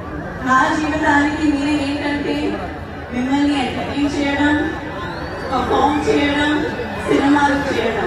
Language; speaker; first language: Telugu; non-native, local second language; Hindi